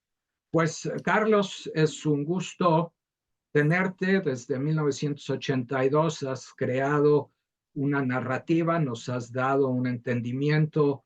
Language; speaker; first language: Spanish; native; Spanish